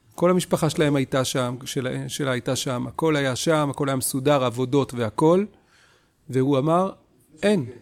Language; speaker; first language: Hebrew; native; Hebrew